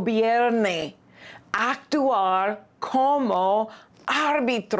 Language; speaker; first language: Spanish; non-native, fluent; English